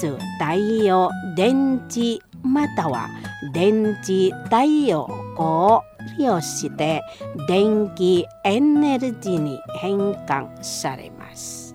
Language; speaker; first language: Japanese; non-native, fluent; Indonesian